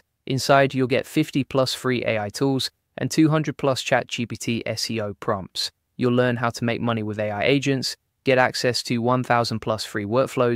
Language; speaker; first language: English; native; English